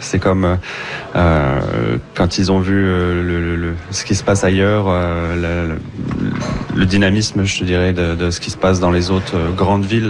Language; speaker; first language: French; native; French